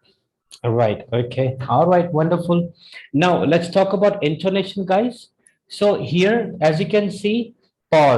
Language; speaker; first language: English; non-native, fluent; Hindi